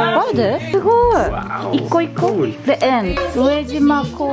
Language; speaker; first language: Swedish; non-native, learner; Japanese